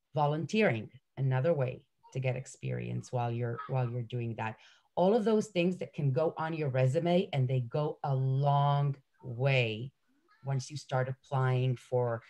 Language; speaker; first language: English; non-native, fluent; Hebrew